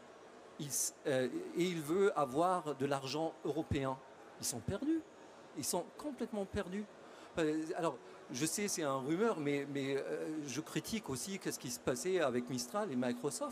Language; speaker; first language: French; non-native, fluent; German